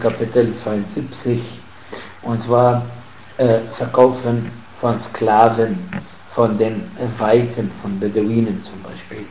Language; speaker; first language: German; non-native, fluent; Arabic